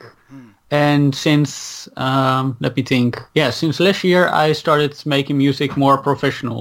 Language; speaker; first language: English; non-native, fluent; Dutch